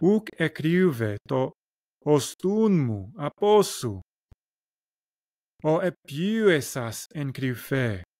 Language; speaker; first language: Greek; non-native, learner; English